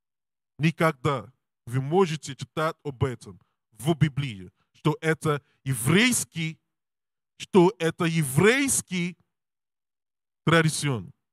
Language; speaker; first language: Russian; non-native, learner; English